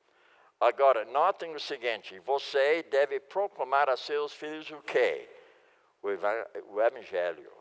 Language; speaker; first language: Portuguese; non-native, fluent; English